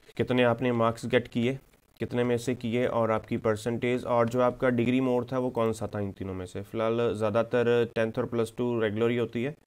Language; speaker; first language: Hindi; non-native, local second language; Punjabi